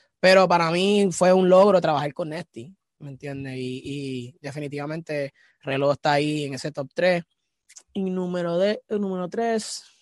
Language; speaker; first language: Spanish; native; Spanish